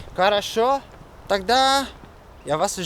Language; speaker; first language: Russian; non-native, learner; Italian